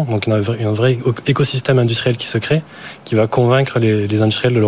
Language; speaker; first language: French; native; French